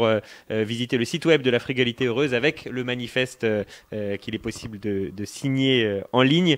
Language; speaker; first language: French; native; French